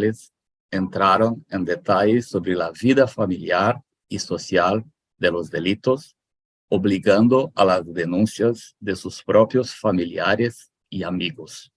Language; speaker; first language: Spanish; non-native, fluent; Portuguese